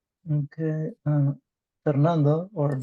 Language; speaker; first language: English; non-native, learner; Spanish